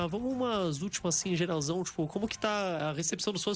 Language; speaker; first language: Portuguese; native; Portuguese